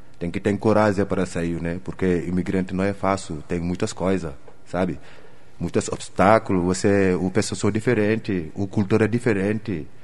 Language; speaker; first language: Portuguese; non-native, learner; Wolof